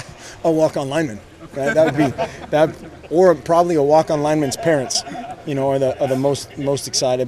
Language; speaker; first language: English; native; English